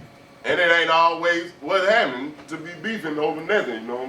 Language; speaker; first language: English; native; English